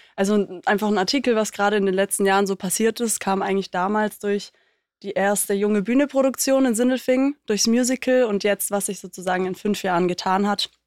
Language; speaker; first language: German; native; German